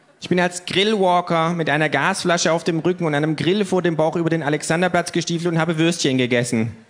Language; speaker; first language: German; native; German